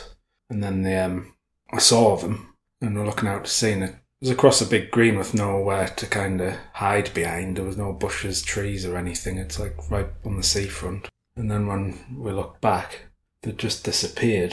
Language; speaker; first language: English; native; English